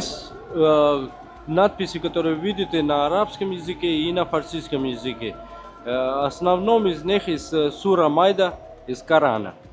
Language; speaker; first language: Russian; non-native, fluent; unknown